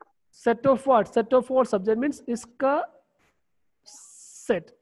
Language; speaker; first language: English; non-native, local second language; Malayalam